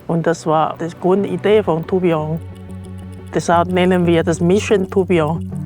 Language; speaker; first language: German; non-native, learner; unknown